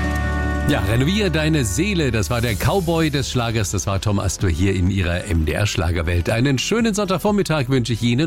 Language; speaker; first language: German; native; German